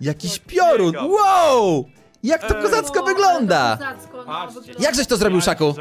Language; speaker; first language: Polish; native; Polish